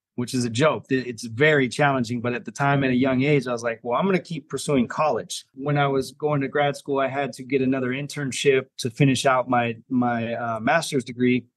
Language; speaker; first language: English; native; English